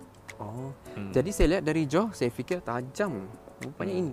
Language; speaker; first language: Malay; native; Malay